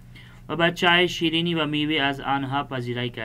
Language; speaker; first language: Persian; non-native, fluent; Urdu